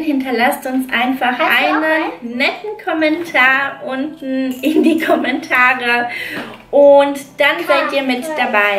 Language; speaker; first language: German; native; German